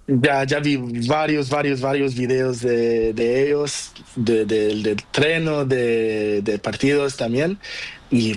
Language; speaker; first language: Spanish; non-native, learner; Portuguese